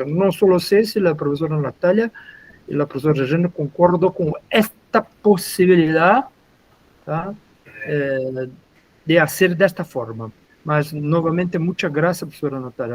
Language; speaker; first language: Spanish; non-native, learner; Portuguese